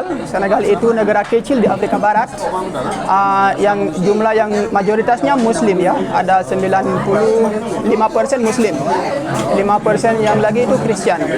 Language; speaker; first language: Indonesian; non-native, fluent; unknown